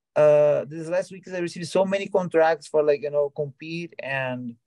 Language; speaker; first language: English; non-native, learner; Portuguese